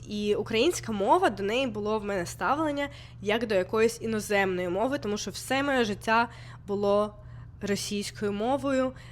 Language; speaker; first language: Ukrainian; non-native, local second language; Russian